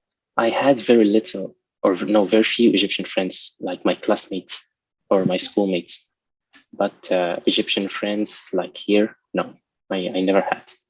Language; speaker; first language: English; non-native, local second language; Arabic